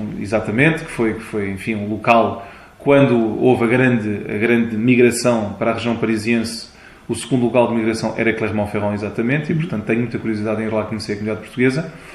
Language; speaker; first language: Portuguese; early bilingual, heritage; Portuguese